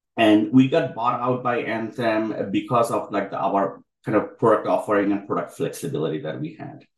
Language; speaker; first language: English; non-native, local second language; Bangla